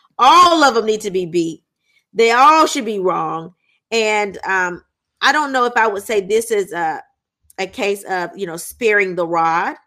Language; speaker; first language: English; native; English